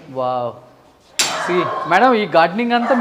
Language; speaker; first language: Telugu; native; Telugu